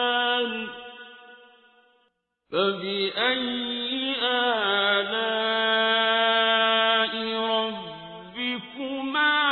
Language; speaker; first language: Arabic; native; Arabic